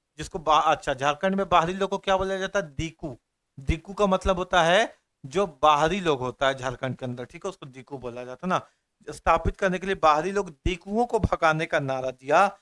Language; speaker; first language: Hindi; native; Hindi